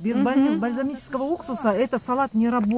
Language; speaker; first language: Russian; native; Russian